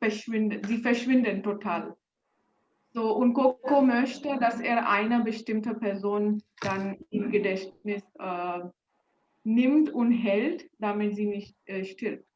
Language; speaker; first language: German; non-native, learner; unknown